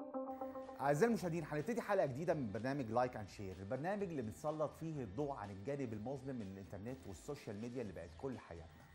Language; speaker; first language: Arabic; native; Arabic